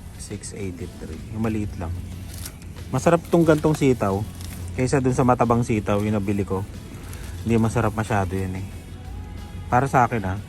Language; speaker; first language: Filipino; native; Filipino